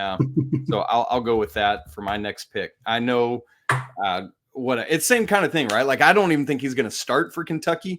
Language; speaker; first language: English; native; English